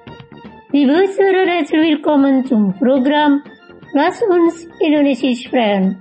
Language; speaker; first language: German; non-native, fluent; Indonesian